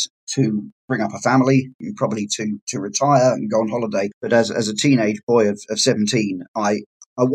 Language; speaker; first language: English; native; English